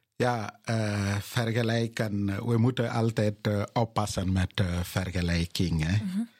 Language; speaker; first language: Dutch; non-native, fluent; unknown